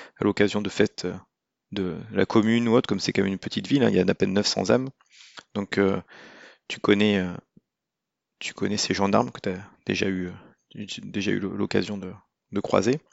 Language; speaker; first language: French; native; French